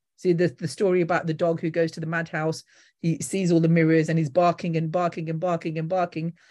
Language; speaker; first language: English; native; English